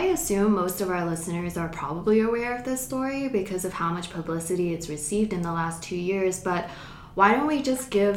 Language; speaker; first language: English; non-native, local second language; Cantonese